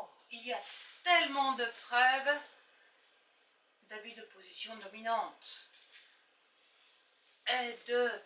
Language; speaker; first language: French; non-native, fluent; Bulgarian